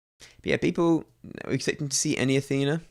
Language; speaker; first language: English; native; English